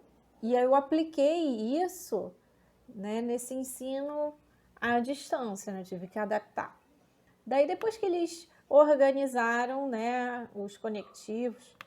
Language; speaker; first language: Portuguese; native; Portuguese